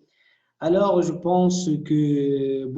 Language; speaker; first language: French; non-native, fluent; Arabic